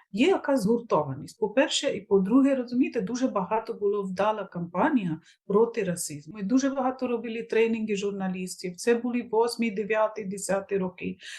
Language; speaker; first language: Ukrainian; non-native, fluent; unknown